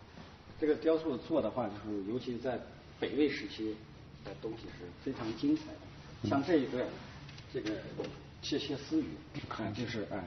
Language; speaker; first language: Chinese; native; Chinese